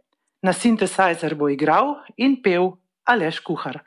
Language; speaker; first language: Slovenian; native; Slovenian